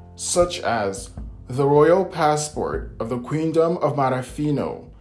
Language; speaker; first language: English; native; English